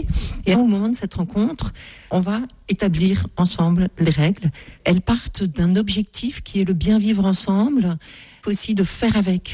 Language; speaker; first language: French; native; French